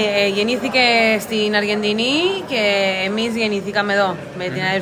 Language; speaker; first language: Greek; early bilingual, heritage; Greek